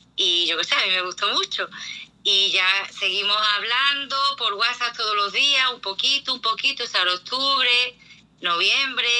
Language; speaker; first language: Spanish; native; Spanish